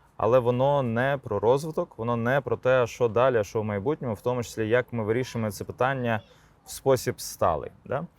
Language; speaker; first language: Ukrainian; non-native, local second language; Crimean Tatar